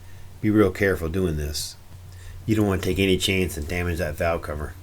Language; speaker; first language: English; native; English